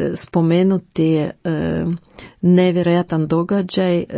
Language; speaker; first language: Croatian; non-native, fluent; Ukrainian